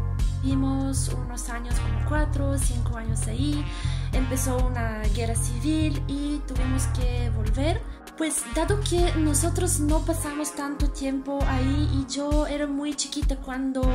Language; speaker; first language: Spanish; non-native, fluent; Bulgarian